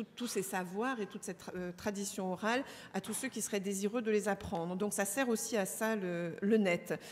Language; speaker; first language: French; native; French